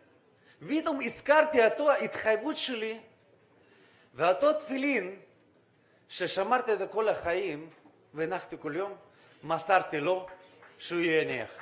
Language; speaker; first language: Hebrew; non-native, fluent; Russian